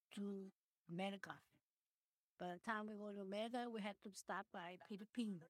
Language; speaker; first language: English; early bilingual, other home language; Vietnamese